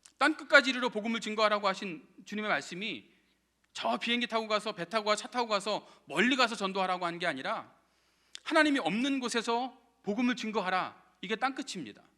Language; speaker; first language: Korean; native; Korean